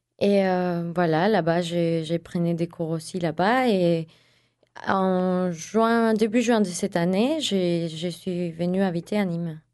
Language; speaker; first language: French; non-native, learner; Spanish